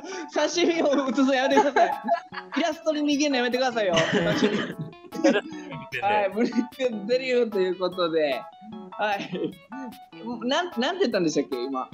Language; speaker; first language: Japanese; native; Japanese